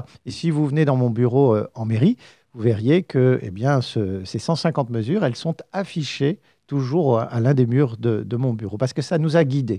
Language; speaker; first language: French; native; French